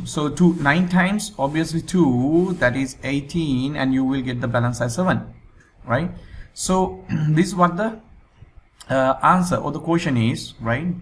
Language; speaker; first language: English; non-native, local second language; Sinhala